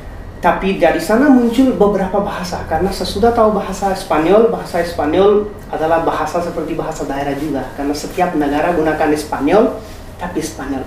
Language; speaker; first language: Indonesian; non-native, fluent; Hindi